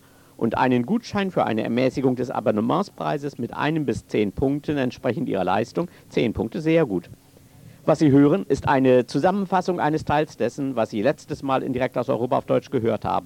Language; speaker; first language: German; native; German